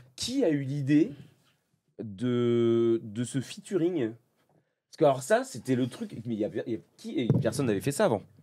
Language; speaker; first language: French; native; French